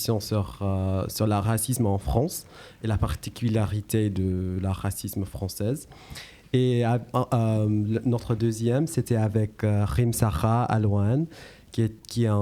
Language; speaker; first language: French; non-native, learner; English